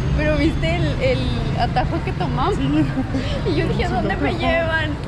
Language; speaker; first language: Spanish; native; Spanish